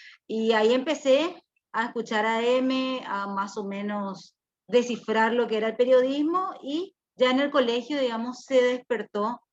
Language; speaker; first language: Spanish; native; Spanish